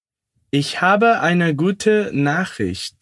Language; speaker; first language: German; non-native, fluent; Portuguese